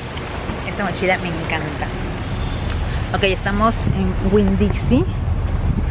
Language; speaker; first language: Spanish; native; Spanish